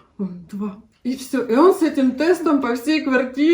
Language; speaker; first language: Russian; native; Russian